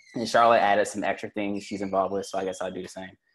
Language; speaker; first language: English; native; English